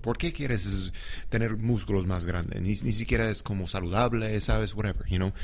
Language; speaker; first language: Spanish; non-native, fluent; English